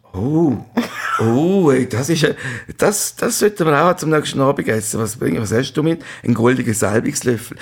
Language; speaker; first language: German; native; German